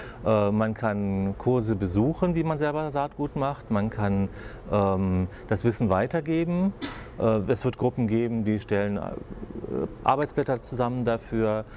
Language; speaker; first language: German; native; German